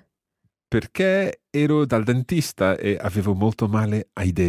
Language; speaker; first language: Italian; non-native, fluent; English